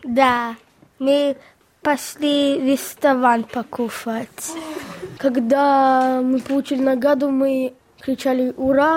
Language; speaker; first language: Russian; early bilingual, heritage; Russian